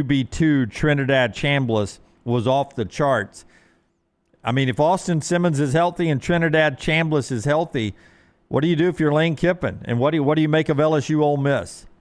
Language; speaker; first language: English; native; English